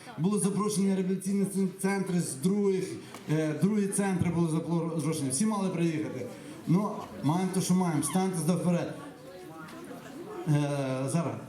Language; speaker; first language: Ukrainian; native; Ukrainian